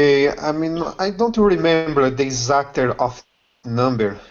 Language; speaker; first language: English; non-native, learner; Portuguese